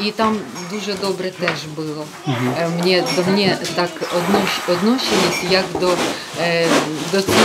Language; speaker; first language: Polish; non-native, learner; Ukrainian